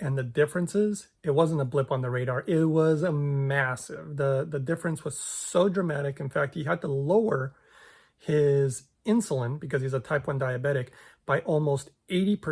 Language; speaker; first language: English; native; English